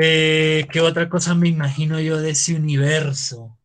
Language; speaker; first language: Spanish; native; Spanish